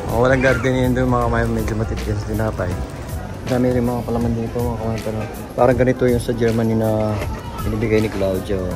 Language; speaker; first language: Filipino; non-native, local second language; Pampanga